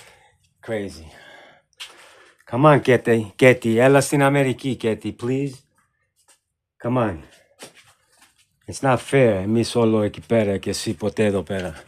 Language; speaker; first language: Greek; early bilingual, heritage; Greek